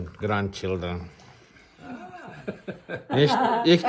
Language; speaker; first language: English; non-native, learner; Uzbek